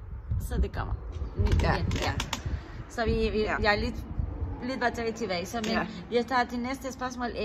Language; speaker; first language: Danish; non-native, learner; Spanish